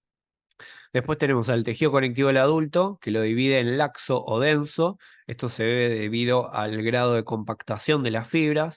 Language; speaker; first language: Spanish; native; Spanish